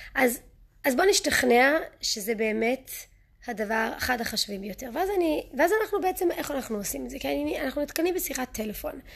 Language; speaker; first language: Hebrew; early bilingual, other home language; English